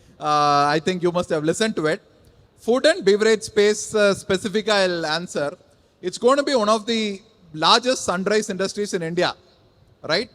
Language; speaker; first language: English; non-native, local second language; Tamil